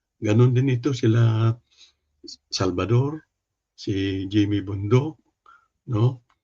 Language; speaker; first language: Filipino; non-native, local second language; Cebuano